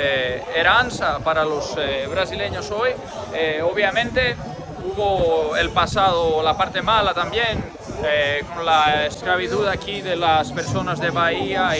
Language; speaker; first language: Spanish; non-native, fluent; Portuguese